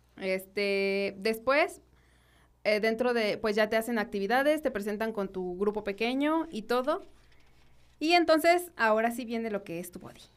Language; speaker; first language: Spanish; native; Spanish